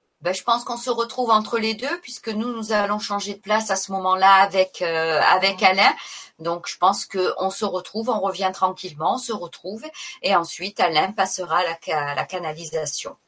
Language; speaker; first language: French; native; French